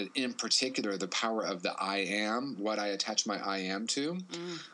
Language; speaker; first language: English; native; English